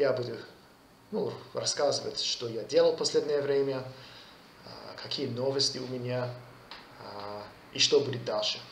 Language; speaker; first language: Russian; non-native, fluent; English